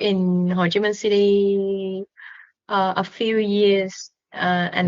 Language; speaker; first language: English; non-native, learner; Vietnamese